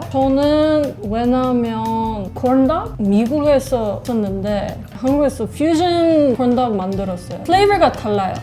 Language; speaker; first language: Korean; non-native, learner; English